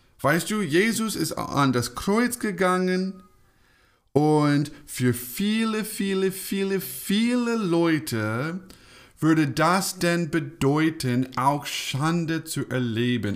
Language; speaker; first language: German; non-native, fluent; English